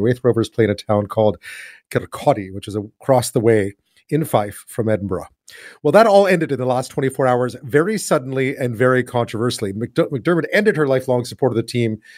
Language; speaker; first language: English; native; English